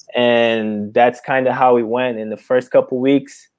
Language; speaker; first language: English; non-native, fluent; Portuguese